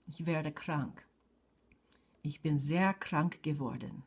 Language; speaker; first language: German; non-native, fluent; English